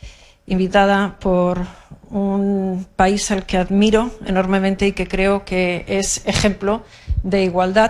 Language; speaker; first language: Spanish; native; Spanish